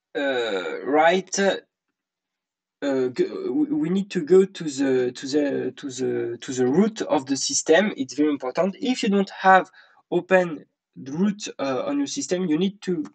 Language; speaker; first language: English; non-native, learner; French